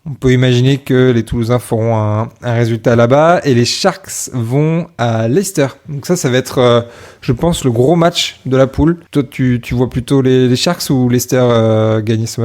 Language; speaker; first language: French; native; French